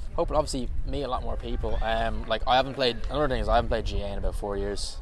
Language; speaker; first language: English; native; English